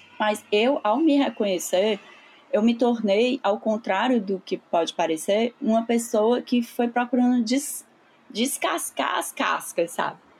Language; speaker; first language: Portuguese; native; Portuguese